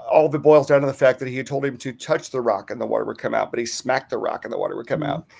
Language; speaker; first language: English; native; English